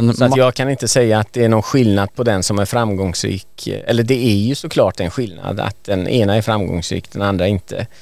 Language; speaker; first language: Swedish; early bilingual, other home language; Persian